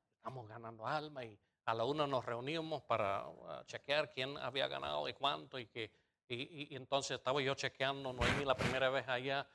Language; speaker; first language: Spanish; non-native, fluent; English